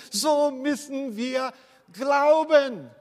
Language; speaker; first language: German; non-native, fluent; Portuguese